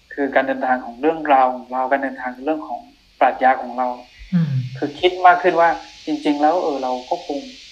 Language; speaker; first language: Thai; non-native, local second language; Akha